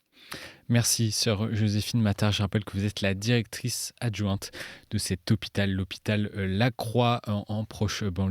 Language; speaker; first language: French; native; French